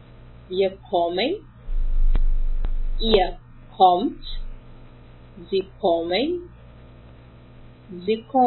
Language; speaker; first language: German; non-native, fluent; Portuguese